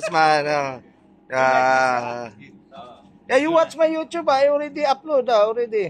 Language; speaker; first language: English; non-native, local second language; Filipino